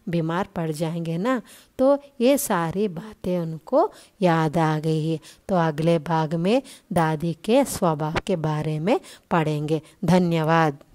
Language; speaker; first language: Hindi; non-native, local second language; Telugu